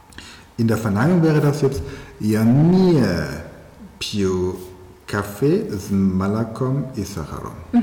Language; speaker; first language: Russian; non-native, learner; German